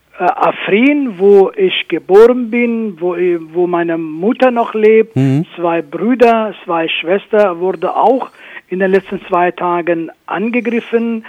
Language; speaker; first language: German; non-native, fluent; Kurdish